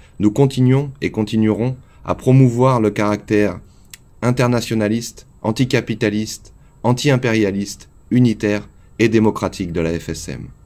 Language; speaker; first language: French; native; French